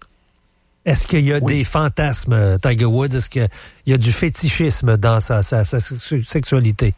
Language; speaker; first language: French; native; French